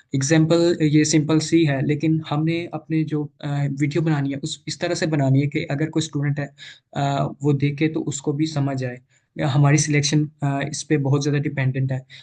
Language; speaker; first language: Urdu; non-native, local second language; Punjabi